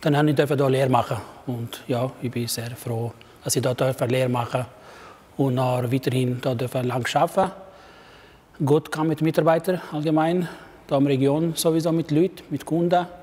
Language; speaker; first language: German; early bilingual, other home language; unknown